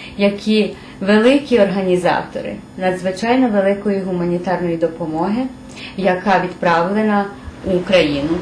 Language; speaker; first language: Ukrainian; early bilingual, heritage; Ukrainian